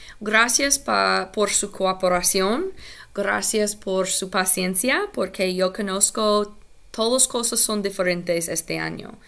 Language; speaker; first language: Spanish; non-native, learner; English